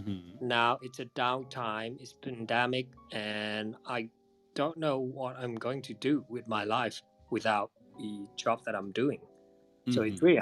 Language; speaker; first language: English; non-native, fluent; Thai